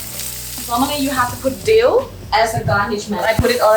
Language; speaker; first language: English; non-native, fluent; Thai